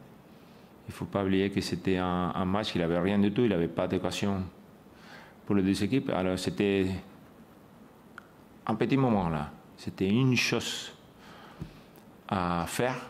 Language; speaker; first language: French; non-native, fluent; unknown